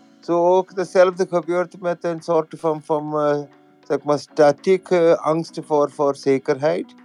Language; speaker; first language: Dutch; non-native, fluent; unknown